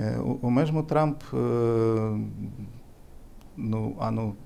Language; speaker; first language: Portuguese; non-native, fluent; Ukrainian